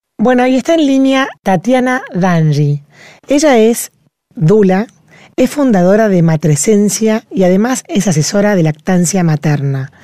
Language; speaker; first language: Spanish; native; Spanish